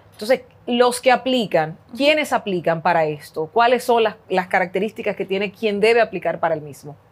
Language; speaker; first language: Spanish; native; Spanish